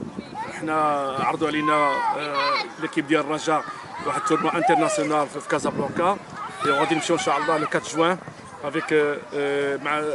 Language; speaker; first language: Arabic; early bilingual, heritage; Arabic